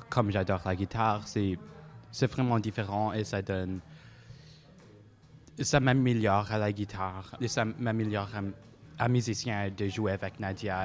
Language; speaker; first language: French; non-native, local second language; English